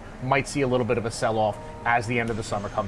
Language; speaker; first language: English; native; English